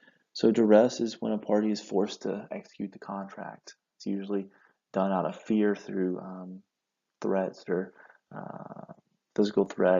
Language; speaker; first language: English; native; English